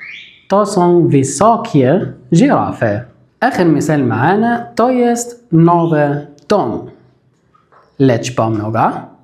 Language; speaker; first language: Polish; non-native, fluent; Arabic